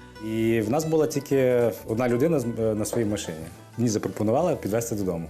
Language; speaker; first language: Ukrainian; native; Ukrainian